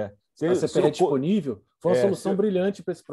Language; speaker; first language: Portuguese; native; Portuguese